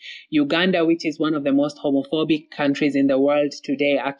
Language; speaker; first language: English; non-native, local second language; Somali